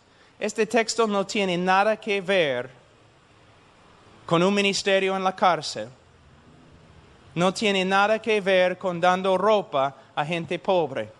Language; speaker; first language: Spanish; non-native, fluent; English